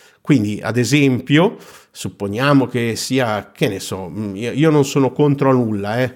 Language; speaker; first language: Italian; native; Italian